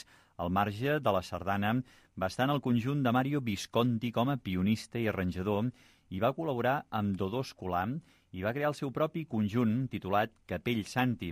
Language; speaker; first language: Catalan; native; Catalan